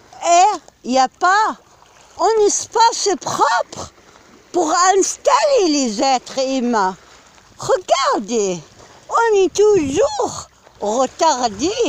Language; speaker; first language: French; non-native, learner; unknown